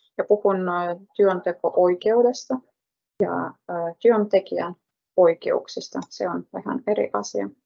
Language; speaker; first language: Finnish; non-native, learner; Russian